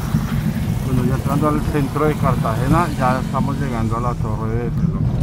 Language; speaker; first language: Spanish; native; Spanish